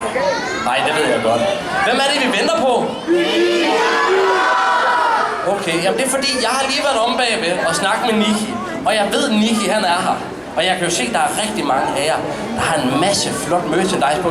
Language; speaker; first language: Danish; native; Danish